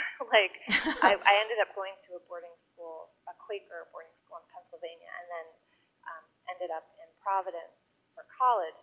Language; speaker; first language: English; native; English